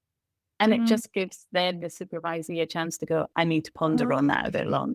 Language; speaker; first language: English; native; English